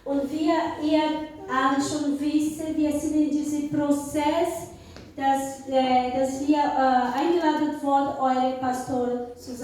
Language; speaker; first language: German; non-native, fluent; Portuguese